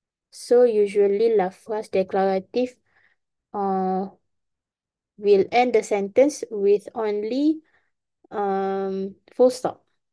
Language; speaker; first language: English; non-native, local second language; Malay